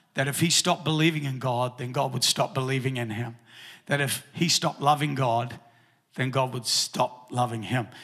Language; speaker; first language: English; native; English